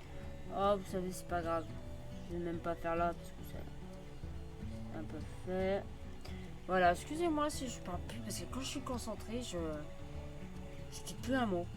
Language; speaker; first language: French; native; French